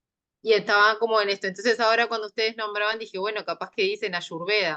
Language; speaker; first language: Spanish; native; Spanish